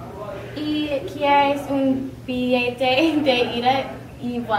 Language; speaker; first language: Spanish; non-native, learner; English